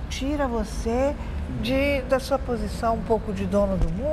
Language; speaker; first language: Portuguese; early bilingual, other home language; Italian